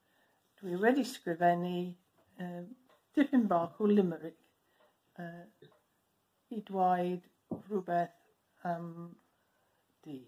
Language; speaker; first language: Welsh; non-native, learner; English